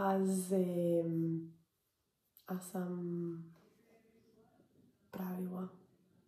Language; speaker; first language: Bulgarian; non-native, learner; English